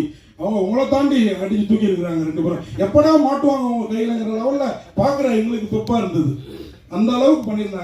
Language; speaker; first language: Tamil; native; Tamil